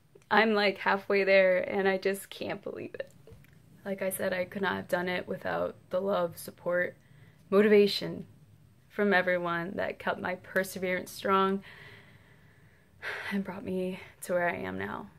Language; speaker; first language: English; early bilingual, other home language; Spanish